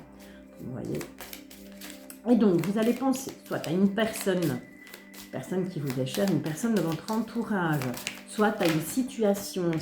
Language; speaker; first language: French; native; French